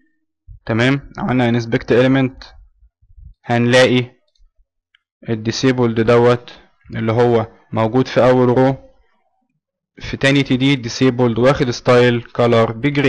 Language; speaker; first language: Arabic; native; Arabic